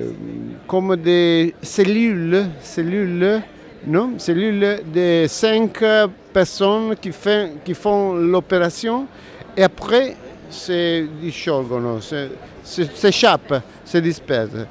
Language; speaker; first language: French; non-native, learner; Italian